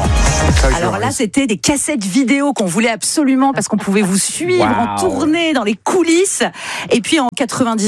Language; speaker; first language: French; native; French